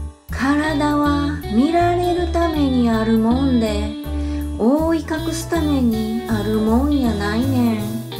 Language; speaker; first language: Japanese; native; Japanese